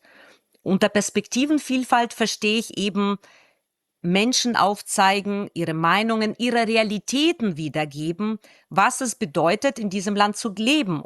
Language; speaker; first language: German; non-native, fluent; Russian